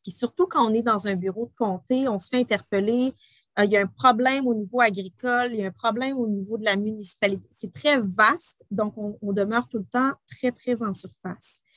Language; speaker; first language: French; native; French